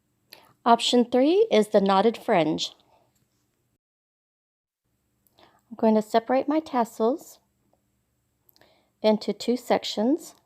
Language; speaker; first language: English; native; English